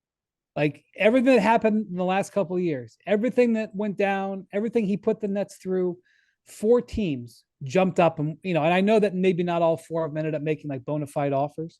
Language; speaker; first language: English; native; English